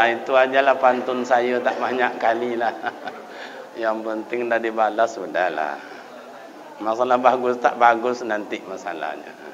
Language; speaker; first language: Malay; non-native, local second language; Minangkabau